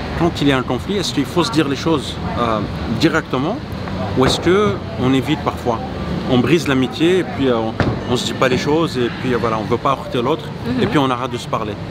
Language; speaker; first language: French; native; French